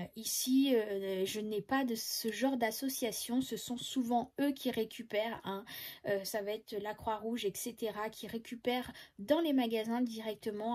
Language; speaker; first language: French; native; French